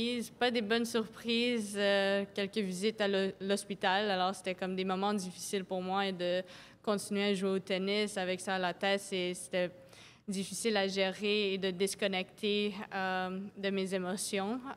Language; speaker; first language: French; non-native, local second language; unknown